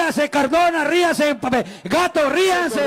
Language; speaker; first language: Spanish; native; Spanish